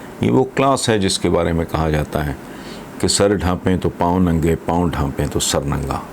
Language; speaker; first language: Urdu; non-native, local second language; Punjabi